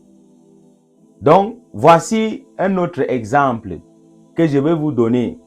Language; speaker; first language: French; non-native, local second language; English